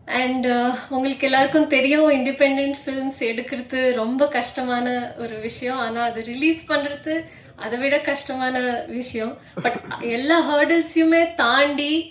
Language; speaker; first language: Tamil; non-native, local second language; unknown